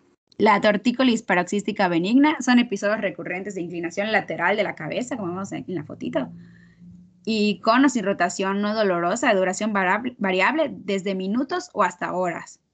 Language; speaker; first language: Spanish; native; Spanish